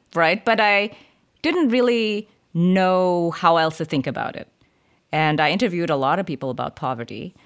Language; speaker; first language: English; early bilingual, other home language; German